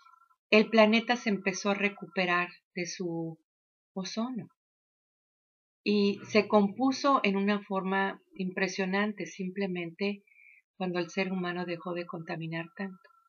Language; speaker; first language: Spanish; native; Spanish